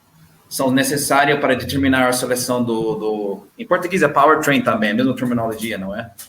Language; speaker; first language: Portuguese; non-native, learner; English